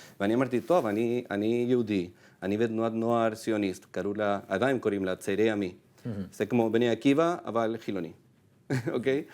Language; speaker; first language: Hebrew; non-native, fluent; Spanish